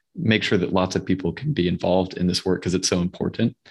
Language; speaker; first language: English; native; English